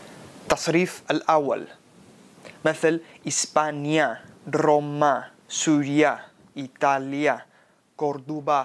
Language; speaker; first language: Arabic; non-native, fluent; Spanish